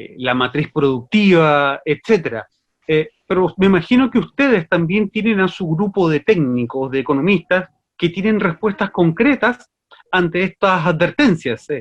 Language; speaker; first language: Spanish; native; Spanish